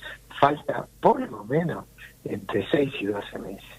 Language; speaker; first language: Spanish; native; Spanish